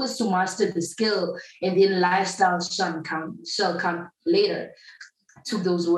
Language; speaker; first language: English; non-native, local second language; Zulu